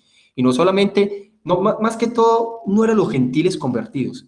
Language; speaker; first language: Spanish; native; Spanish